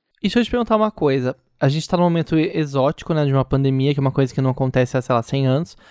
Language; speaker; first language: Portuguese; native; Portuguese